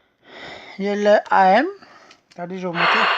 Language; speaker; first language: French; native; French